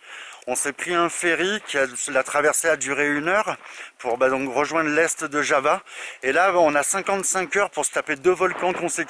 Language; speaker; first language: French; native; French